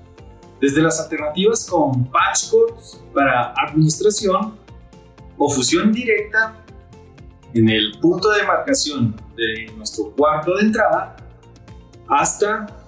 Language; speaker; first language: Spanish; native; Spanish